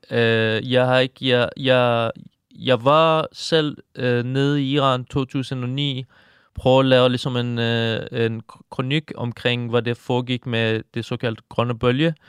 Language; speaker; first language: Danish; non-native, fluent; Persian